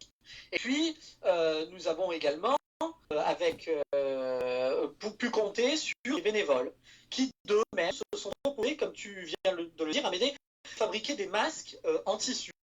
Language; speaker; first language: French; native; French